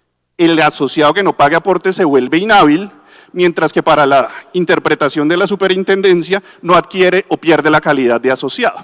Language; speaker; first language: Spanish; native; Spanish